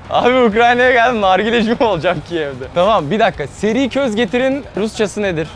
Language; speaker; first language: Turkish; native; Turkish